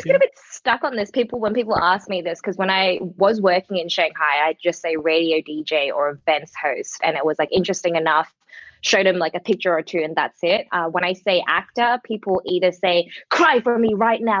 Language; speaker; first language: English; native; English